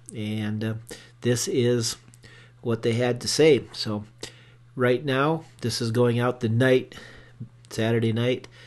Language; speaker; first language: English; native; English